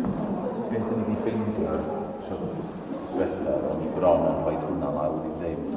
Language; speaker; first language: Welsh; native; Welsh